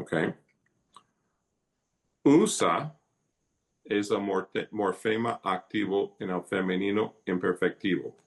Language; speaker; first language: Spanish; non-native, fluent; English